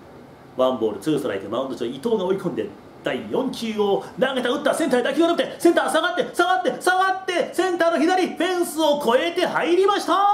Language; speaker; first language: Japanese; native; Japanese